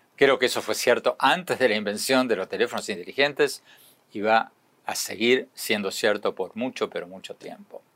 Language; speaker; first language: Spanish; native; Spanish